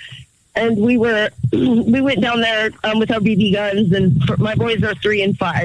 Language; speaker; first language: English; native; English